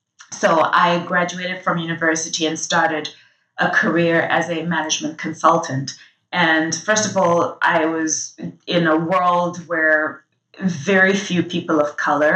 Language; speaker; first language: English; non-native, local second language; Shona